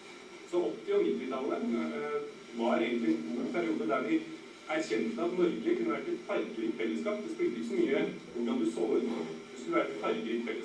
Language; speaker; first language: Norwegian; native; Norwegian